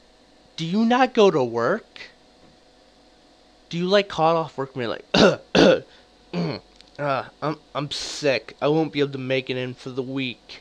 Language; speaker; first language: English; native; English